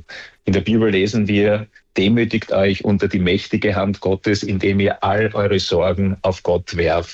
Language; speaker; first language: German; native; German